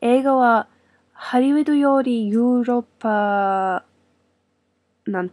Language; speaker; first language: Japanese; non-native, learner; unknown